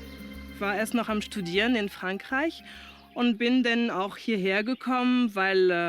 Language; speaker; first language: German; early bilingual, heritage; German